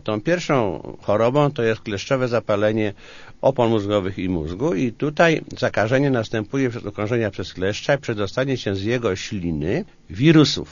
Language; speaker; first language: Polish; native; Polish